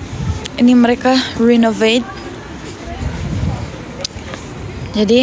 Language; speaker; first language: Indonesian; non-native, learner; Turkish